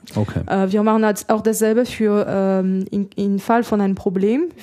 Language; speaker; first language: German; non-native, fluent; French